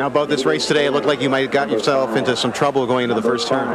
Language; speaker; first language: English; native; English